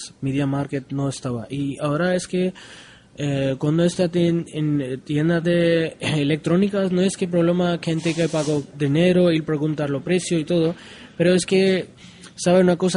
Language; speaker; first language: Spanish; non-native, learner; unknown